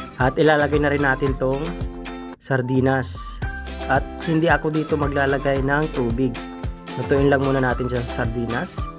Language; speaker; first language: Filipino; non-native, local second language; Bikol